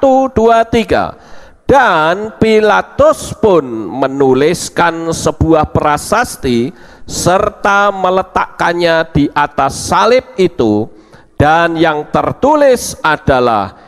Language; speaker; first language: Indonesian; native; Indonesian